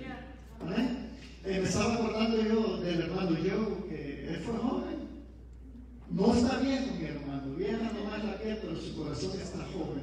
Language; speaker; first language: Spanish; native; Spanish